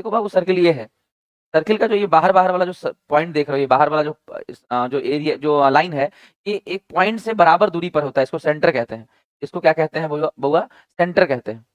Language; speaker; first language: Hindi; native; Hindi